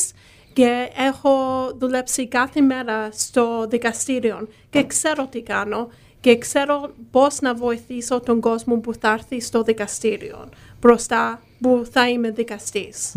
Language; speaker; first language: Greek; early bilingual, heritage; Greek